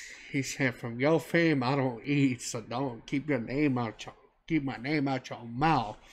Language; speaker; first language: English; early bilingual, other home language; Spanish